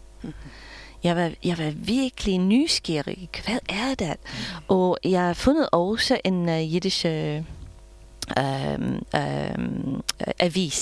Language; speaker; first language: Danish; non-native, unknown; English